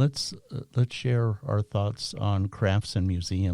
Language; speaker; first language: English; native; English